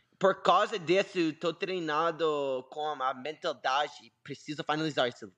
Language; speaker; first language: Portuguese; non-native, learner; English